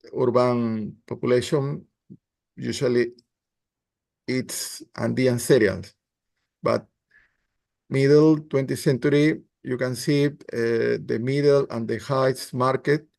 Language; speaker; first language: English; non-native, learner; Spanish